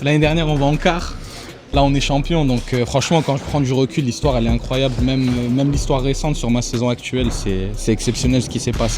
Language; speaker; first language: French; native; French